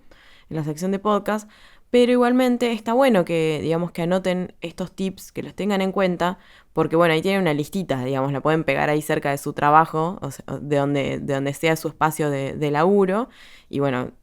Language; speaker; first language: Spanish; native; Spanish